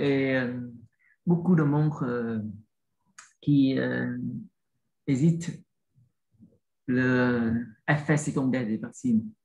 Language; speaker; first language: French; non-native, learner; Vietnamese